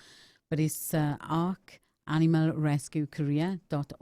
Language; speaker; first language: English; native; English